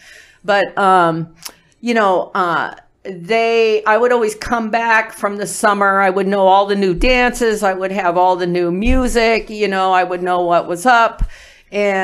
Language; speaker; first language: English; native; English